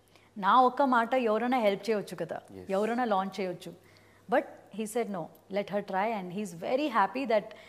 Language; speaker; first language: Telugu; early bilingual, heritage; Telugu